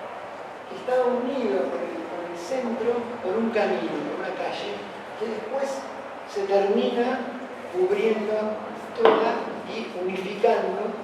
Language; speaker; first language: Spanish; native; Spanish